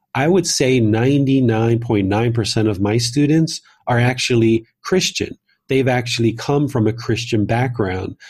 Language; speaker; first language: English; native; English